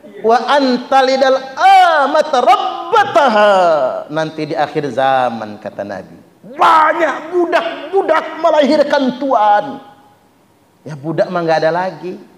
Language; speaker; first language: Indonesian; non-native, local second language; Malay